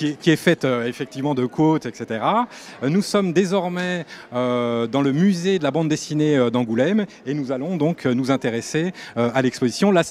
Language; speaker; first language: French; native; French